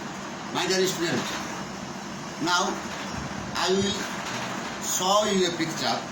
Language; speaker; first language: English; non-native, fluent; Bangla